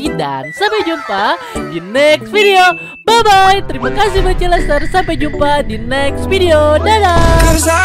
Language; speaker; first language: Indonesian; native; Indonesian